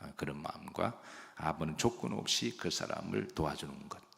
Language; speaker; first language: Korean; native; Korean